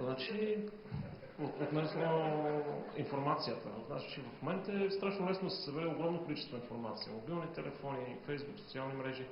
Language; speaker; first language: Bulgarian; native; Bulgarian